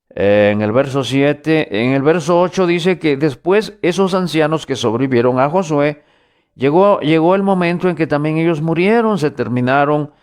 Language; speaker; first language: Spanish; native; Spanish